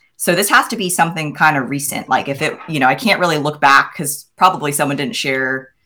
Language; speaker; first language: English; native; English